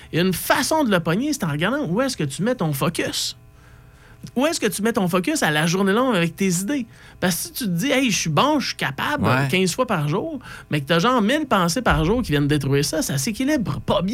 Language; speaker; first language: French; native; French